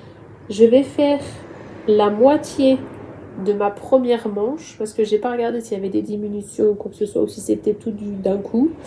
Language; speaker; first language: French; native; French